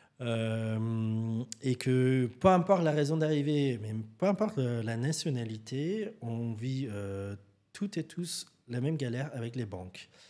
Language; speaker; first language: French; non-native, fluent; Persian